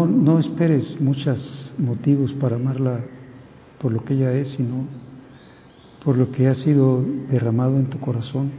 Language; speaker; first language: Spanish; native; Spanish